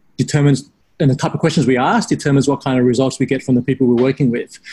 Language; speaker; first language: English; native; English